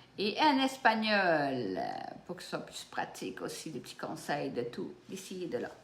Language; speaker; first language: French; early bilingual, other home language; Portuguese